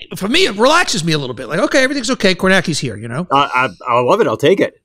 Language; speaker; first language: English; native; English